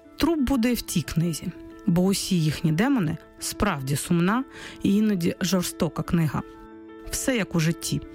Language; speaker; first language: Ukrainian; native; Ukrainian